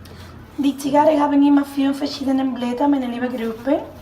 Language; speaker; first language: German; non-native, fluent; Spanish